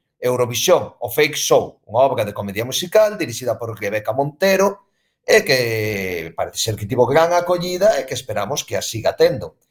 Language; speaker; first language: Galician; native; Galician